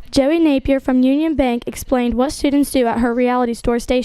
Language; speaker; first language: English; native; English